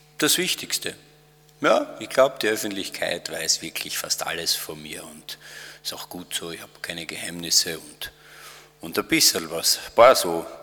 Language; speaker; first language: German; native; German